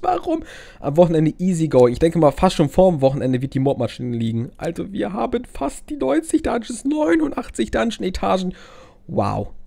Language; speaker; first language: German; native; German